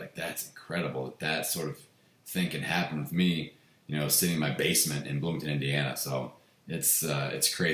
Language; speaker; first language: English; native; English